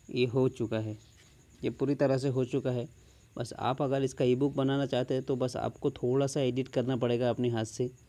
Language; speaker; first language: Hindi; non-native, local second language; Bangla